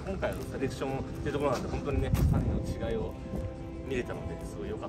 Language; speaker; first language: Japanese; native; Japanese